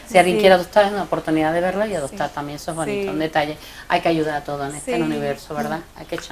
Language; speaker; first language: Spanish; native; Spanish